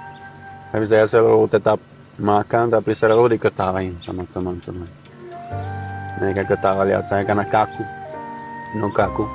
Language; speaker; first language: Indonesian; non-native, learner; Russian